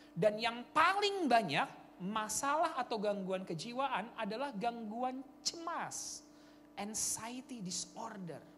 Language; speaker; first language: Indonesian; native; Indonesian